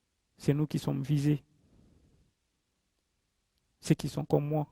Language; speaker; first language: French; non-native, local second language; Fula